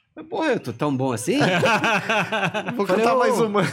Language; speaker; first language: Portuguese; non-native, fluent; Persian